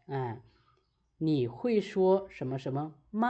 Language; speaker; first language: Chinese; non-native, fluent; Lao